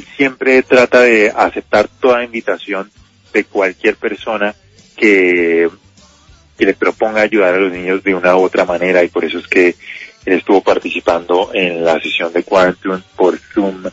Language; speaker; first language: Spanish; native; Spanish